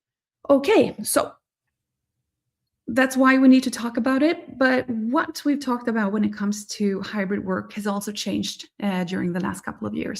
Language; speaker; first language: English; non-native, fluent; Swedish